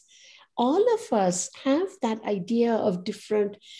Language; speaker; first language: English; non-native, local second language; Gujarati